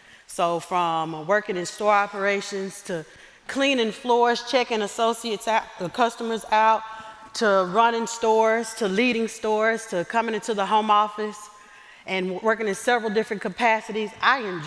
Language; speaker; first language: English; native; English